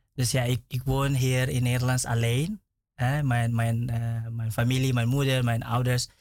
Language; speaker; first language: Dutch; non-native, learner; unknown